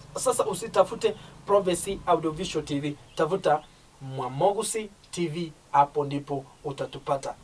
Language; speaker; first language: Swahili; non-native, local second language; Gusii